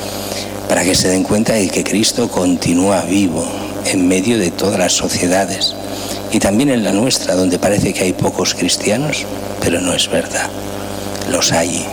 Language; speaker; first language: Spanish; native; Spanish